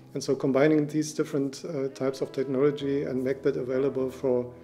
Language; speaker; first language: English; non-native, fluent; German